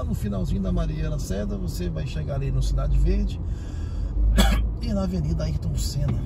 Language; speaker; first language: Portuguese; native; Portuguese